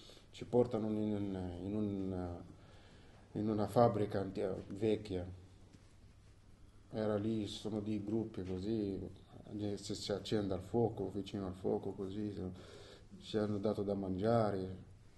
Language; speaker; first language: Italian; non-native, fluent; Arabic